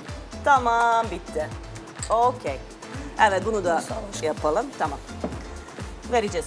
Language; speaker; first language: Turkish; non-native, fluent; Serbian